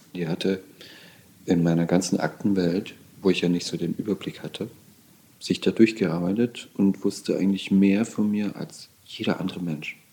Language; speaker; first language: German; native; German